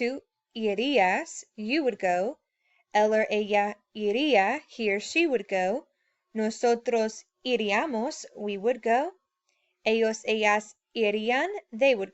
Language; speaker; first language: Spanish; non-native, fluent; English